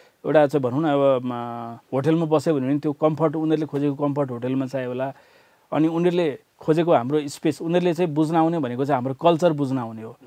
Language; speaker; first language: Nepali; native; Nepali